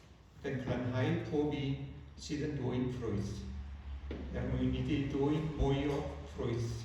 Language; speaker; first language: Welsh; native; Welsh